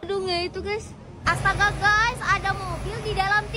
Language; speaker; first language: Indonesian; native; Indonesian